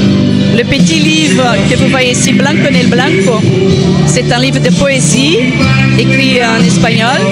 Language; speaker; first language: French; non-native, fluent; Portuguese